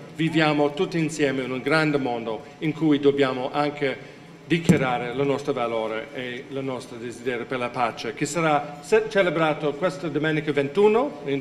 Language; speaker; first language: Italian; non-native, fluent; English